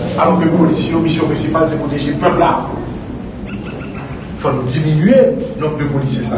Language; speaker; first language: French; non-native, local second language; Haitian Creole